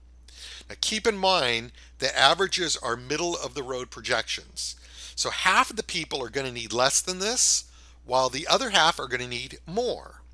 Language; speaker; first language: English; native; English